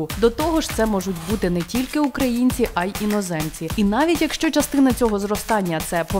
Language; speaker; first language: Ukrainian; native; Ukrainian